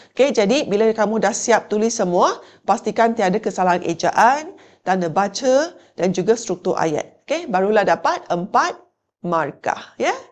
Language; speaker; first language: Malay; non-native, local second language; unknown